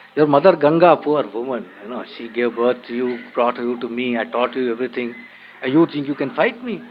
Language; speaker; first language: English; non-native, local second language; Tamil